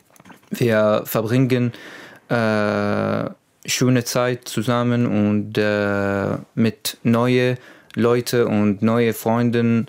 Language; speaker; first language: German; non-native, learner; Arabic